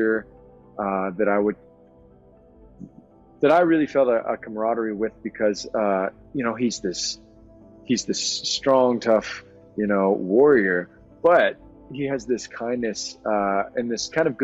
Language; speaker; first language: English; native; English